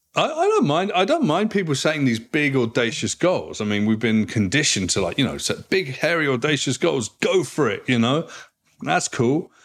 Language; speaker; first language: English; native; English